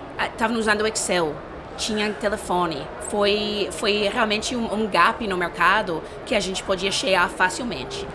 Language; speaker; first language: Portuguese; non-native, fluent; English